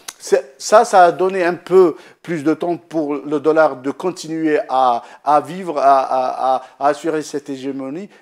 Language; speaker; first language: French; non-native, local second language; Arabic